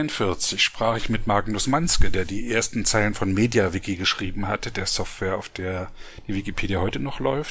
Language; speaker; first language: German; native; German